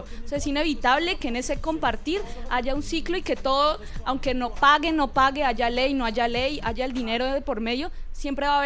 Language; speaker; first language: Spanish; native; Spanish